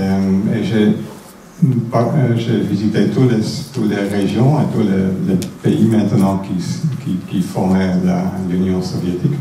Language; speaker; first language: French; non-native, fluent; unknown